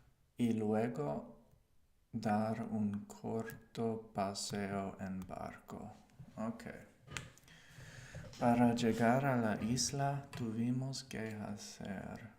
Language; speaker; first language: Spanish; non-native, learner; English